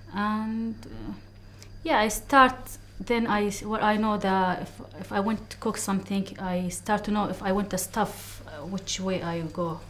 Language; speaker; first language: English; non-native, learner; Arabic